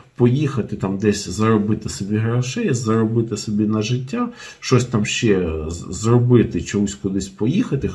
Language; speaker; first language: Ukrainian; non-native, local second language; Russian